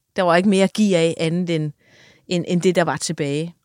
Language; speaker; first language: Danish; native; Danish